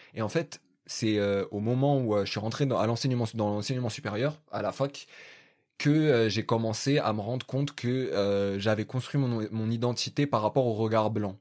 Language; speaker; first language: French; early bilingual, other home language; Arabic